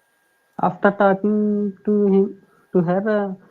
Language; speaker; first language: English; non-native, learner; Telugu